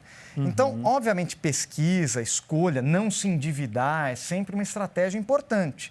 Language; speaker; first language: Portuguese; native; Portuguese